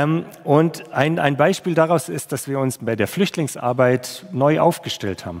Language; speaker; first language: German; native; German